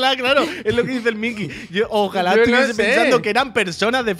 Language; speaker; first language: Spanish; native; Spanish